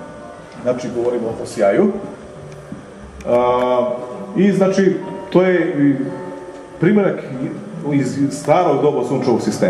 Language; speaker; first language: Serbian; native; Serbian